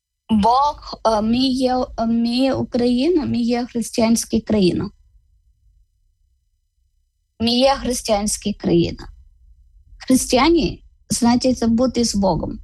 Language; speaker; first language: Ukrainian; non-native, learner; Malayalam